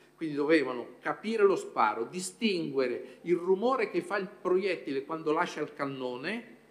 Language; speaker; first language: Italian; native; Italian